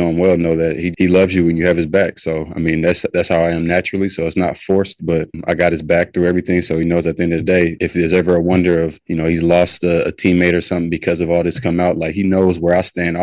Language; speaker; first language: English; native; English